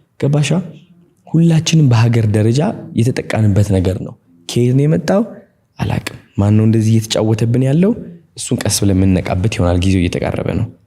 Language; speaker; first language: Amharic; non-native, local second language; Tigrinya